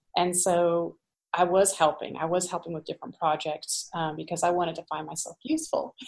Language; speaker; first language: English; native; English